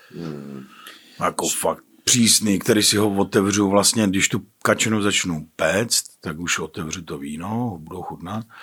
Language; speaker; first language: Czech; native; Czech